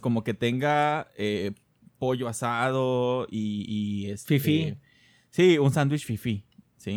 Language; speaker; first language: Spanish; native; Spanish